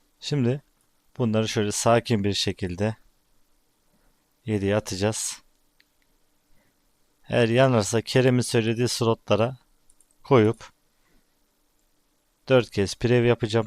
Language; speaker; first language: Turkish; native; Turkish